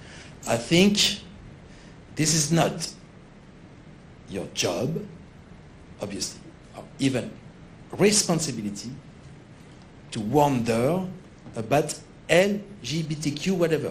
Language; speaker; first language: English; non-native, fluent; French